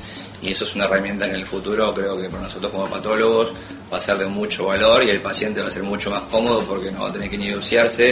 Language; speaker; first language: Spanish; native; Spanish